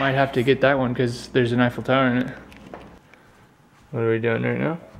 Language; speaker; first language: English; native; English